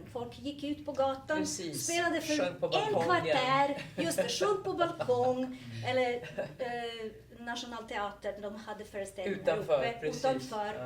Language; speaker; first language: Swedish; non-native, fluent; Serbian